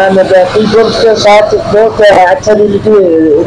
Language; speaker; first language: Hindi; non-native, learner; Bangla